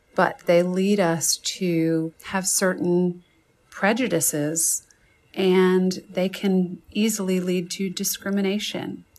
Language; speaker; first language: English; native; English